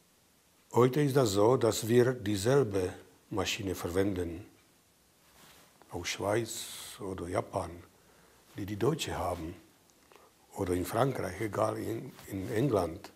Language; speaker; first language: German; non-native, fluent; Czech